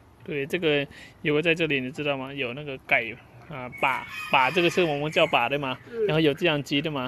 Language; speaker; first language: Chinese; non-native, learner; Thai